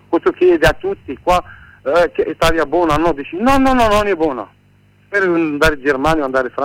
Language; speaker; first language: Italian; non-native, learner; Arabic